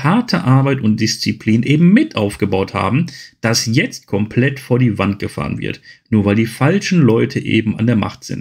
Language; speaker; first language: German; native; German